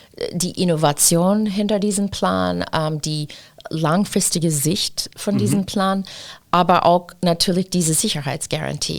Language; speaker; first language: German; non-native, fluent; English